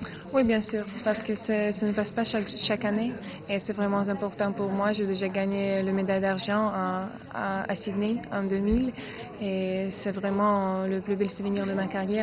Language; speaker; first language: French; non-native, fluent; Russian